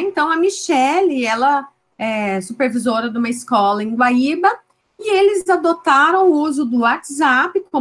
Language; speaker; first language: Portuguese; native; Portuguese